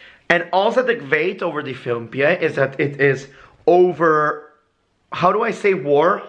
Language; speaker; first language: English; native; English